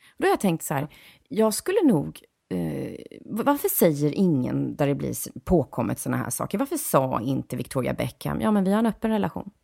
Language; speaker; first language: Swedish; native; Swedish